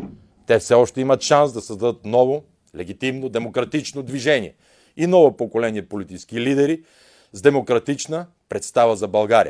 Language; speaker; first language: Bulgarian; native; Bulgarian